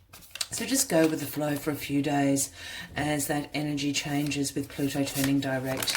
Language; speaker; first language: English; native; English